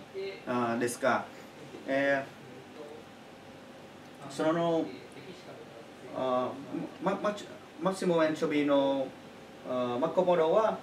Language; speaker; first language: Japanese; non-native, learner; Chinese